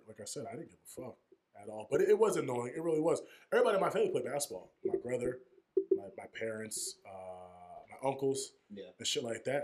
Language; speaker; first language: English; native; English